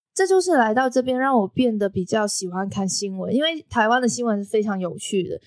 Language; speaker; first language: Chinese; non-native, local second language; Cantonese